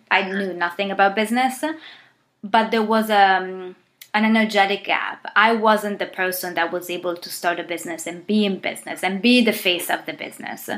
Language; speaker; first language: English; non-native, fluent; Italian